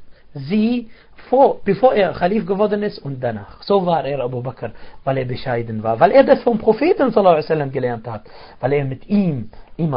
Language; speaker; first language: German; non-native, fluent; Arabic